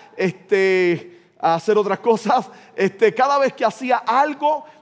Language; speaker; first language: Spanish; native; Spanish